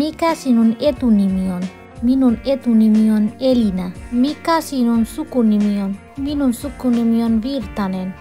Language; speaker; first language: Finnish; non-native, learner; Bangla